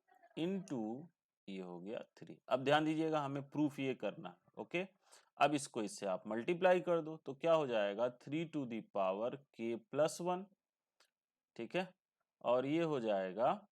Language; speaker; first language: Hindi; native; Hindi